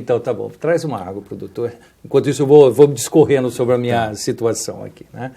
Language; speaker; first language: Portuguese; native; Portuguese